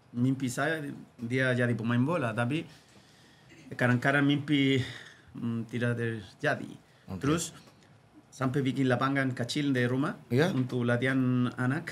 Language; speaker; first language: Indonesian; non-native, learner; Spanish